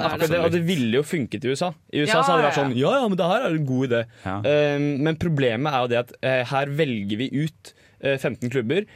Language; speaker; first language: Norwegian; native; Norwegian